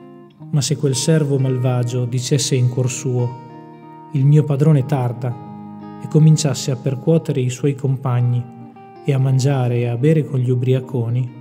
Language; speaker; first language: Italian; native; Italian